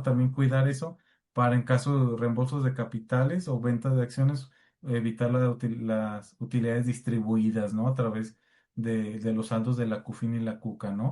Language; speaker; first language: Spanish; native; Spanish